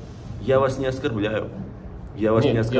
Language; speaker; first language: Russian; native; Russian